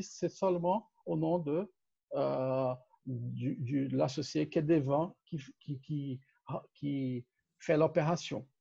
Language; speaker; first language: French; non-native, fluent; Portuguese